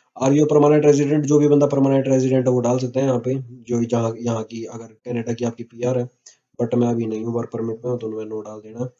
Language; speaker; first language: Hindi; native; Hindi